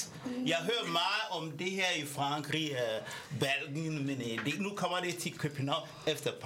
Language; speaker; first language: Danish; non-native, fluent; French